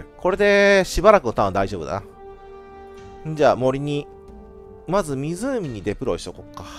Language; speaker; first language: Japanese; native; Japanese